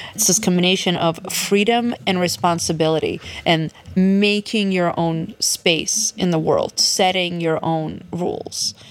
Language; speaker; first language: English; early bilingual, other home language; Russian